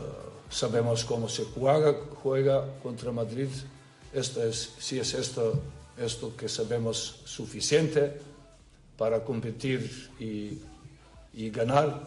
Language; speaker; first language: Spanish; non-native, learner; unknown